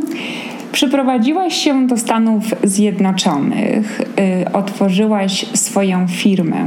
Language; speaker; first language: Polish; native; Polish